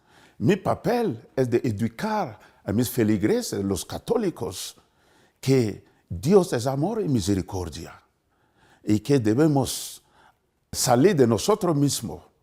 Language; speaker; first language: Spanish; non-native, fluent; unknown